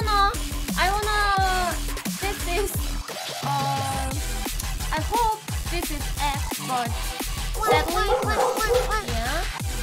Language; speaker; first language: English; non-native, learner; Korean